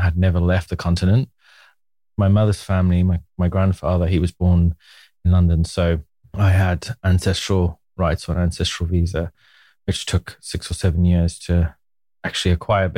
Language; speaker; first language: English; native; English